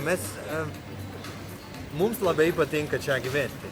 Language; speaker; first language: Lithuanian; non-native, learner; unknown